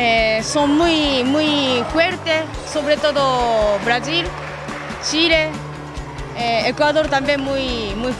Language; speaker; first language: Spanish; non-native, learner; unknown